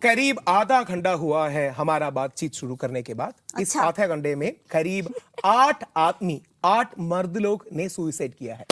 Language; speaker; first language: Hindi; non-native, local second language; Malayalam